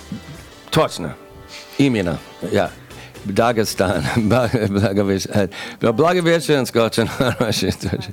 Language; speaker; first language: Russian; non-native, learner; English